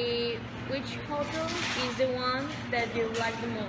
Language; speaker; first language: English; non-native, learner; Spanish